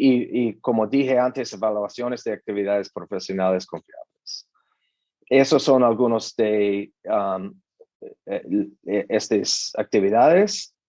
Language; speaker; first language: Spanish; non-native, learner; English